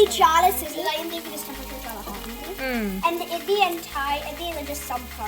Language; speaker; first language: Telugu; early bilingual, heritage; Telugu